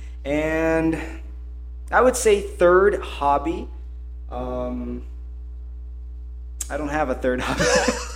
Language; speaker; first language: English; native; English